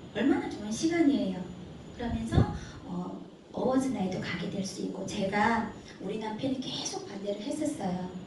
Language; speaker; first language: Korean; early bilingual, heritage; Korean